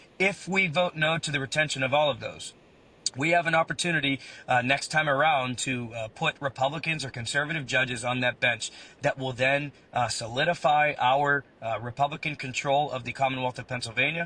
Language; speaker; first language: English; native; English